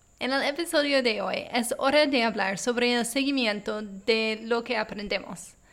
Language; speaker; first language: Spanish; non-native, fluent; English